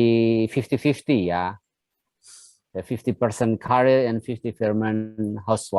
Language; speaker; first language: English; non-native, learner; Indonesian